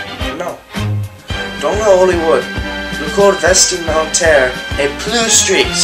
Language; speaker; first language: French; non-native, learner; English